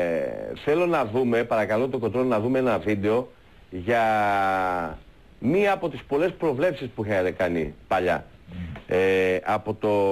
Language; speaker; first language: Greek; native; Greek